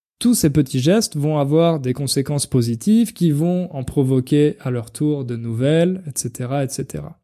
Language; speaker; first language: French; native; French